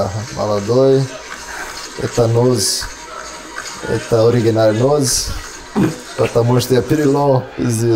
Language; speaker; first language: Russian; non-native, learner; Portuguese